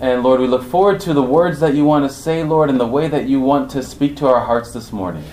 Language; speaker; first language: English; native; English